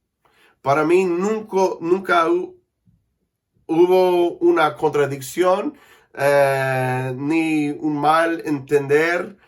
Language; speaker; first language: Spanish; non-native, fluent; English